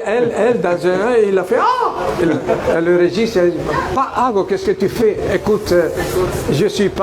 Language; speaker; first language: French; non-native, fluent; Italian